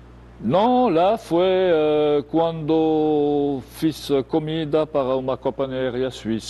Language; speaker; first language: Portuguese; non-native, fluent; French